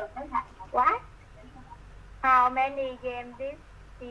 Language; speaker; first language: English; non-native, learner; Vietnamese